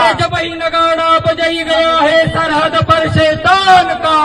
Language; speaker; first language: Hindi; non-native, local second language; Marathi